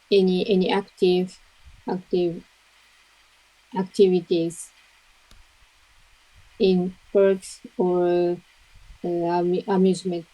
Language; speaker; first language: English; non-native, learner; Japanese